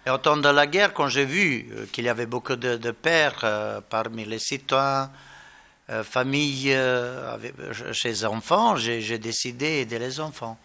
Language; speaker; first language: French; non-native, learner; Bosnian